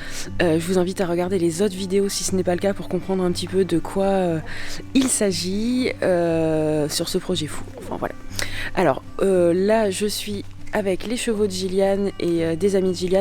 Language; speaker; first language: French; native; French